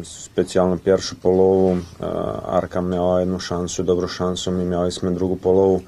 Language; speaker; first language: Polish; non-native, learner; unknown